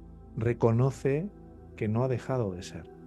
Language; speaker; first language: Spanish; native; Spanish